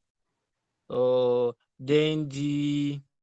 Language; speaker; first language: English; non-native, local second language; Yoruba